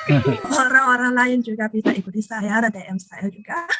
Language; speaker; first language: Indonesian; non-native, learner; Chinese